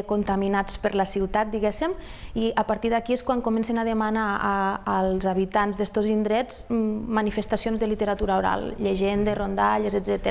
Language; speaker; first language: Catalan; native; Catalan